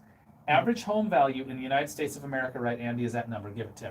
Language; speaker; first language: English; native; English